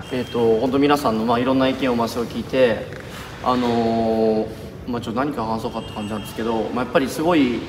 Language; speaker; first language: Japanese; native; Japanese